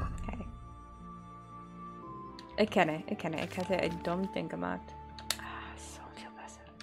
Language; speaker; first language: German; non-native, learner; English